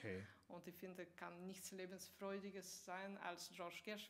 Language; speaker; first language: German; non-native, fluent; Russian